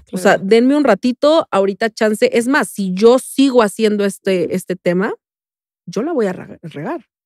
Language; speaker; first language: Spanish; native; Spanish